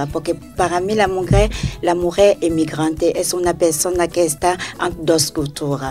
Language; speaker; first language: Spanish; non-native, learner; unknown